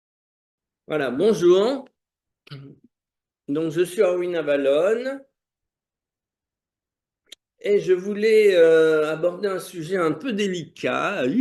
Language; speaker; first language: French; native; French